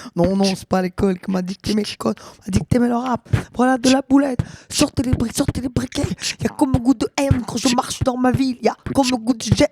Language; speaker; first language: French; native; French